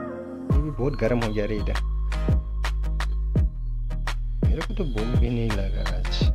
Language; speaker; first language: Hindi; non-native, local second language; Bodo